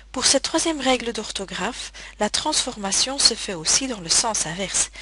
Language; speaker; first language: French; native; French